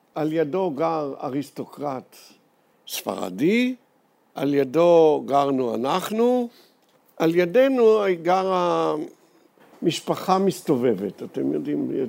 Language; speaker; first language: Hebrew; native; Hebrew